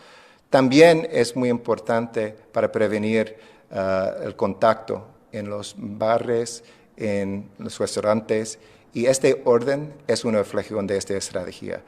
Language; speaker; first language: Spanish; non-native, fluent; English